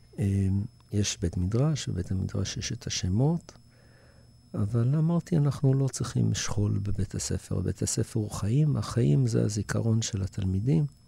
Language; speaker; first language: Hebrew; early bilingual, other home language; English